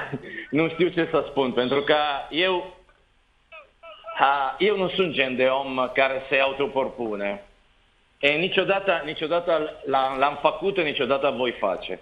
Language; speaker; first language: Romanian; non-native, learner; Italian